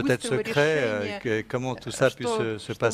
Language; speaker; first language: French; native; French